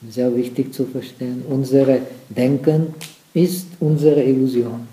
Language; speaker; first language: German; non-native, fluent; Czech